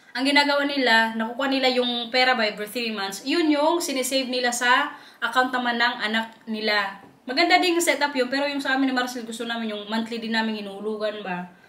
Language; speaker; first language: Filipino; non-native, local second language; Waray